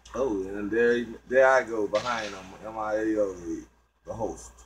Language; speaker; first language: English; native; English